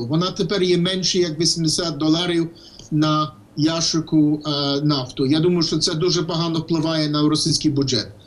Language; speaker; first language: Ukrainian; early bilingual, heritage; Ukrainian